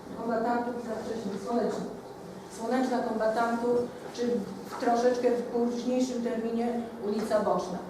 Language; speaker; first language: Polish; native; Polish